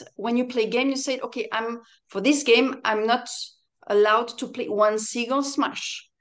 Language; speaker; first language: English; non-native, fluent; French